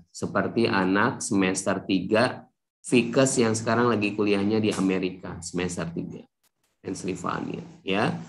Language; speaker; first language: Indonesian; native; Indonesian